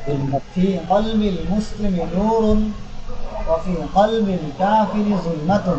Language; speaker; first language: Arabic; non-native, fluent; Bangla